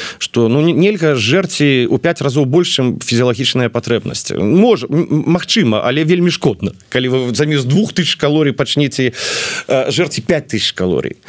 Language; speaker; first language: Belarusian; non-native, local second language; Russian